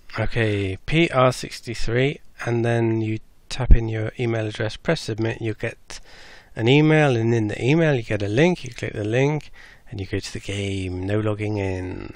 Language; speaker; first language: English; native; English